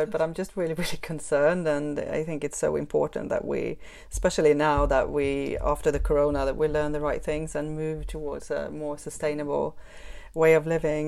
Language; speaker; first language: English; non-native, fluent; Swedish